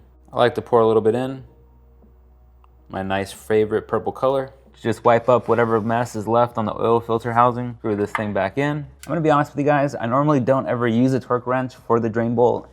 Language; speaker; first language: English; native; English